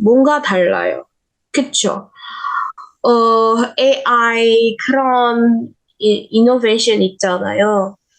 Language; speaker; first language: Korean; non-native, learner; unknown